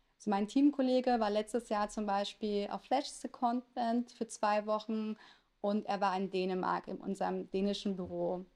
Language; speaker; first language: German; native; German